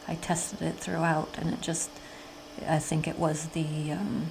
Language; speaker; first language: English; native; English